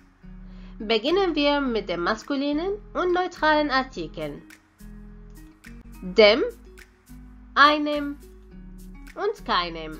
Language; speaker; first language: German; non-native, fluent; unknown